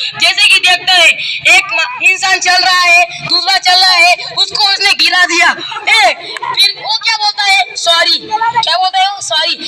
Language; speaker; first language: Hindi; non-native, local second language; Marathi